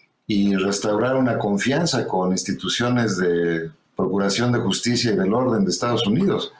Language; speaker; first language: Spanish; native; Spanish